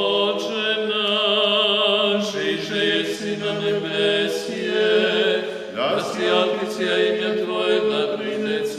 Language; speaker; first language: Bosnian; native; Bosnian